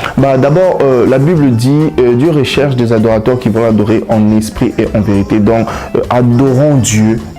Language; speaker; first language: French; non-native, local second language; Lingala